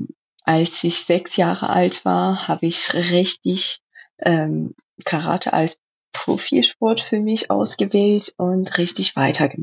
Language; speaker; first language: German; non-native, learner; Persian